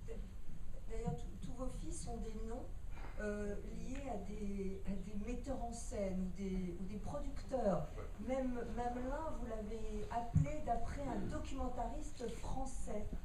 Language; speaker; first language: French; native; French